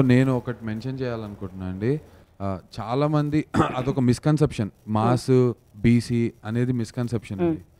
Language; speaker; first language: Telugu; native; Telugu